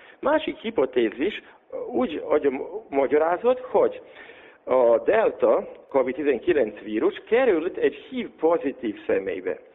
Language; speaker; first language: Hungarian; non-native, local second language; Serbian